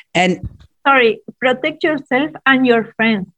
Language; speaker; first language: English; non-native, fluent; Spanish